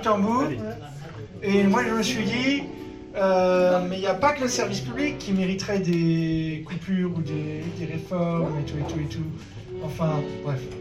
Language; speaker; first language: French; native; French